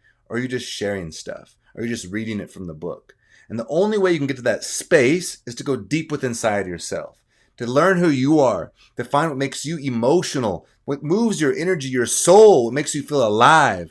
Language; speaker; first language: English; native; English